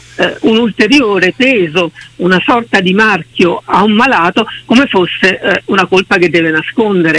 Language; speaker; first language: Italian; native; Italian